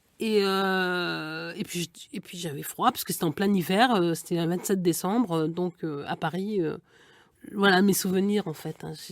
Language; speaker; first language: French; early bilingual, other home language; Igbo